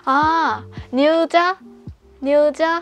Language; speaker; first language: Russian; non-native, learner; Korean